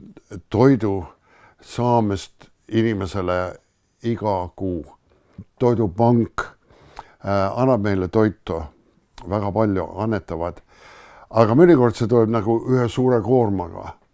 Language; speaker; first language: Estonian; non-native, fluent; English